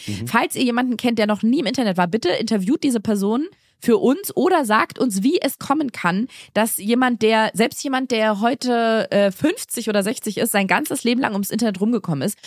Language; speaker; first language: German; native; German